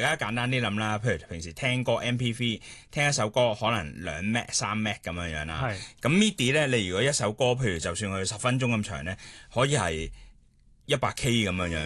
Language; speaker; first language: Cantonese; native; Cantonese